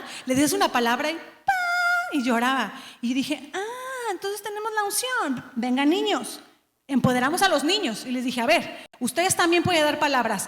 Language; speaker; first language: Spanish; native; Spanish